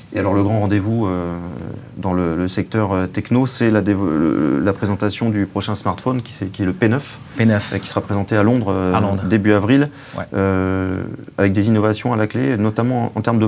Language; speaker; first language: French; native; French